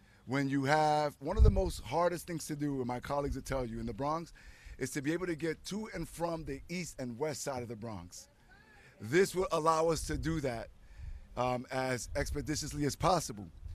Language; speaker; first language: English; early bilingual, other home language; Spanish